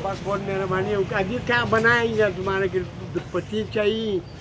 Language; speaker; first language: Hindi; non-native, learner; Pashto